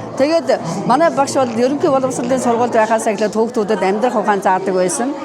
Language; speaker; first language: Mongolian; native; Mongolian